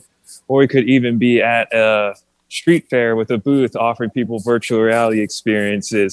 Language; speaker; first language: English; native; English